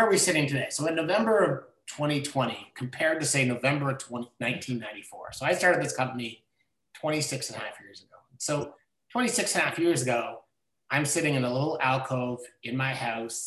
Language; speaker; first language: English; native; English